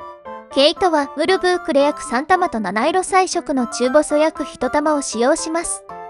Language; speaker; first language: Japanese; native; Japanese